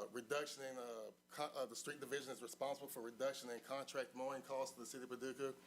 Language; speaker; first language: English; native; English